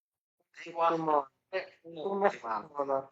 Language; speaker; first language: Italian; non-native, learner; Bangla